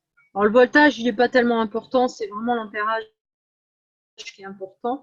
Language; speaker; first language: French; native; French